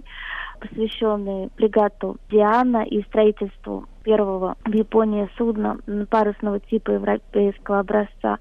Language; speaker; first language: Russian; native; Russian